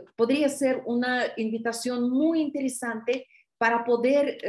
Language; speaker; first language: Spanish; non-native, fluent; Russian